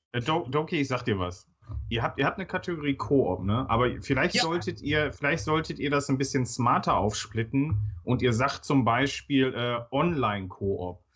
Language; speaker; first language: German; native; German